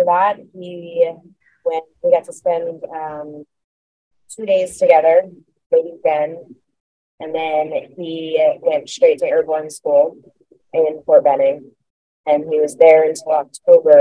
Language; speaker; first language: English; native; English